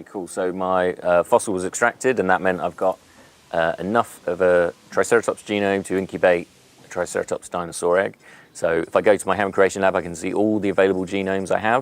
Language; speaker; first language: English; native; English